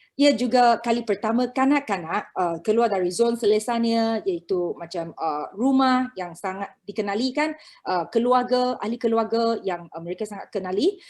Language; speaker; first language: Malay; non-native, local second language; Chinese